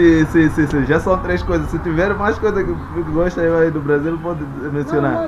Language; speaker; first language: Portuguese; non-native, local second language; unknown